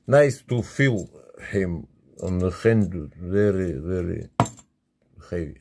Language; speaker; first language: English; non-native, learner; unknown